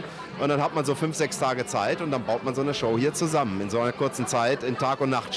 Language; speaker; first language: German; native; German